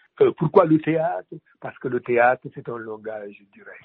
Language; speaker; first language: French; non-native, local second language; Wolof